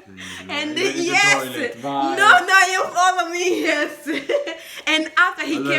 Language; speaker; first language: English; non-native, local second language; Swahili